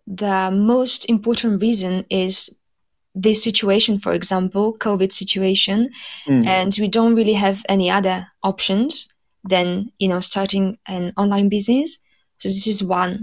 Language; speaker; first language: English; non-native, fluent; Slovak